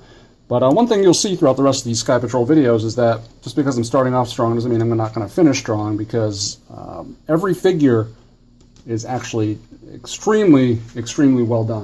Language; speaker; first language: English; native; English